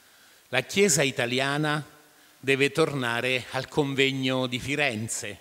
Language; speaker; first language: Italian; native; Italian